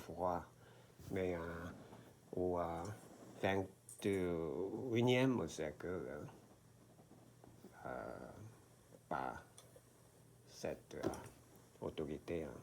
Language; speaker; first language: French; non-native, learner; Korean